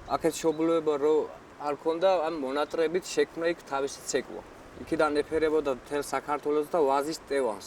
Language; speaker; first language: Georgian; native; Georgian